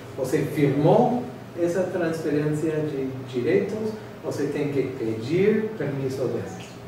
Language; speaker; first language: Portuguese; non-native, fluent; English